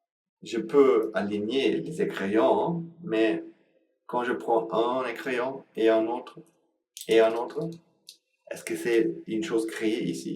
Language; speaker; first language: French; non-native, learner; Sinhala